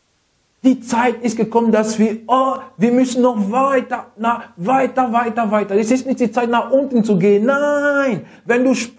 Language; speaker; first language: German; non-native, fluent; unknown